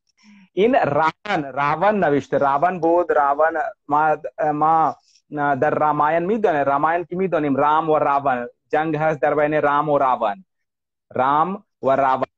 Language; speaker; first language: Persian; non-native, fluent; Hindi